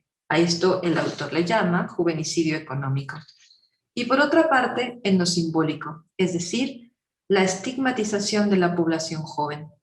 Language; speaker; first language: Spanish; native; Spanish